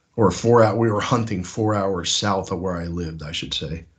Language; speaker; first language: English; native; English